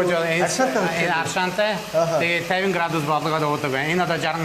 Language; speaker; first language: Mongolian; non-native, fluent; Hungarian